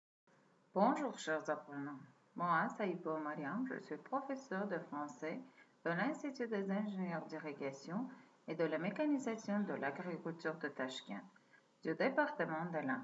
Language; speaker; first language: French; non-native, fluent; Uzbek